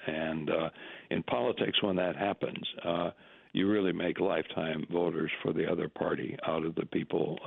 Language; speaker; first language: English; native; English